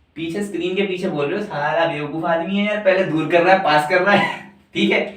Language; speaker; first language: Hindi; native; Hindi